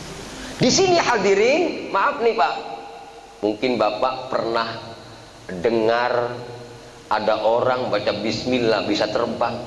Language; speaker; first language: Indonesian; native; Indonesian